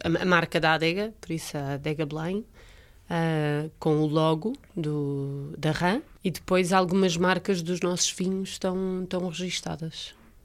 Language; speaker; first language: Portuguese; native; Portuguese